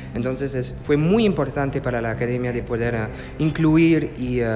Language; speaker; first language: Spanish; non-native, learner; French